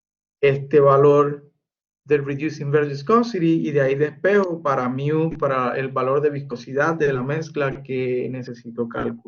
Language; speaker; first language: Spanish; native; Spanish